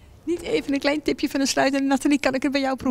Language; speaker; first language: Dutch; native; Dutch